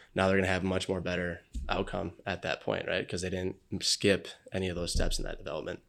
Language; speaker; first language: English; native; English